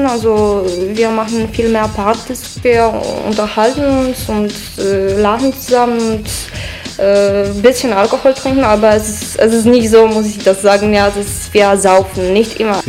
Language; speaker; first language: German; non-native, fluent; Polish